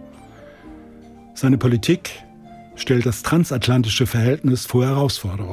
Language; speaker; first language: German; native; German